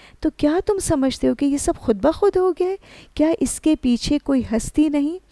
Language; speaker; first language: Urdu; native; Urdu